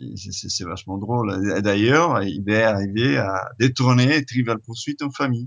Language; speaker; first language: French; non-native, fluent; Italian